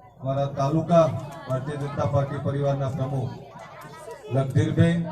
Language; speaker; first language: Gujarati; native; Gujarati